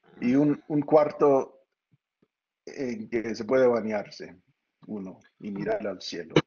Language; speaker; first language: Spanish; early bilingual, heritage; Spanish